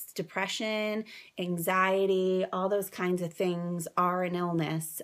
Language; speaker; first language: English; native; English